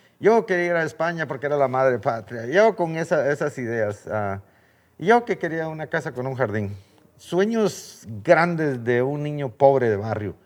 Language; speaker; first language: Spanish; native; Spanish